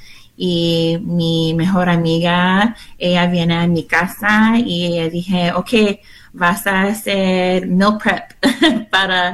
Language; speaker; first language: Spanish; non-native, learner; English